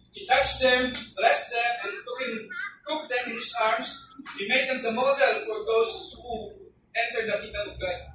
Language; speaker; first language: English; non-native, local second language; Filipino